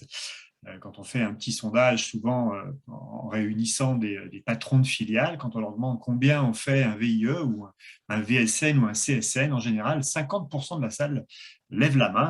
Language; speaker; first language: French; native; French